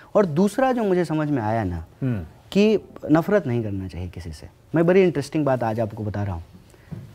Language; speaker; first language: Hindi; native; Hindi